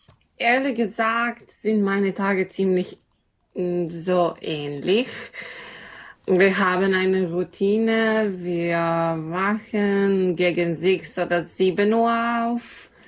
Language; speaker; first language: German; non-native, learner; Serbian